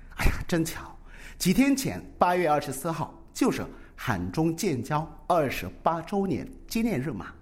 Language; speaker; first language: Chinese; non-native, fluent; Korean